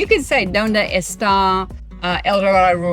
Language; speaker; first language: Spanish; non-native, learner; English